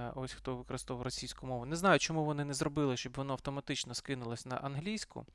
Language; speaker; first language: Ukrainian; non-native, local second language; Russian